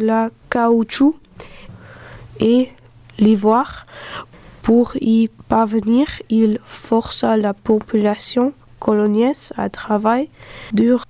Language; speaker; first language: French; early bilingual, other home language; Dutch